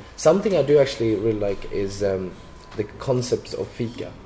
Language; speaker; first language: English; non-native, fluent; Swedish